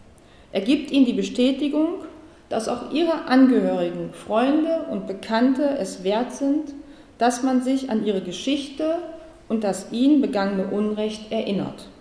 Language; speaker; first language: German; native; German